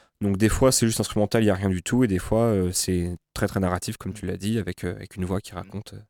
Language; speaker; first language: French; native; French